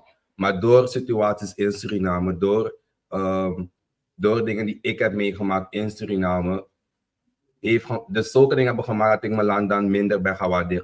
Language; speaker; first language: Dutch; native; Dutch